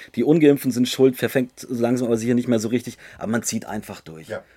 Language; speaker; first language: German; native; German